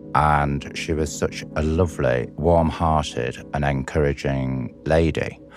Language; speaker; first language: English; native; English